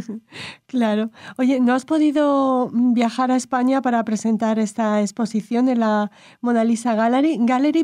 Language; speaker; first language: Spanish; native; Spanish